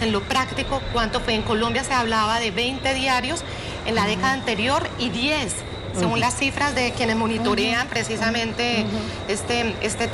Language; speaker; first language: Spanish; native; Spanish